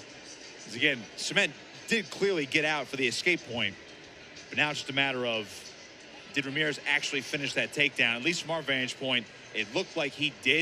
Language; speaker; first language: English; native; English